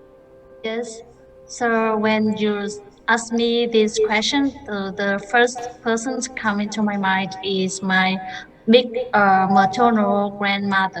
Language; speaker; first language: English; non-native, learner; Vietnamese